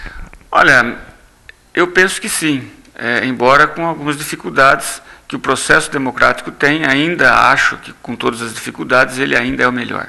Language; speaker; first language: Portuguese; native; Portuguese